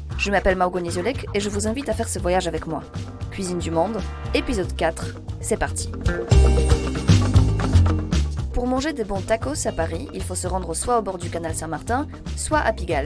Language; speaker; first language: French; native; French